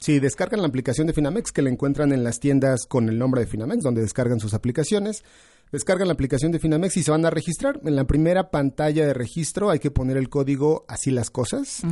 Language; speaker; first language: Spanish; native; Spanish